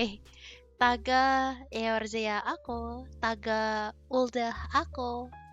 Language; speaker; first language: Filipino; non-native, learner; English